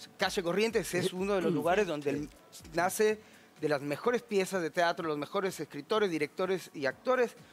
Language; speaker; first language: Spanish; native; Spanish